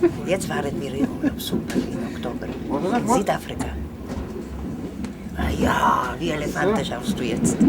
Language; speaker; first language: German; non-native, learner; Polish